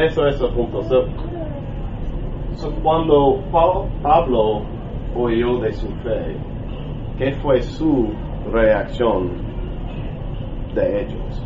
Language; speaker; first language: Spanish; non-native, learner; English